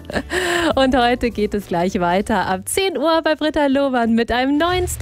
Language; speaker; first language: German; native; German